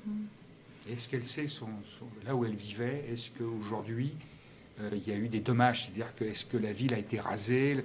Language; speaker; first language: French; native; French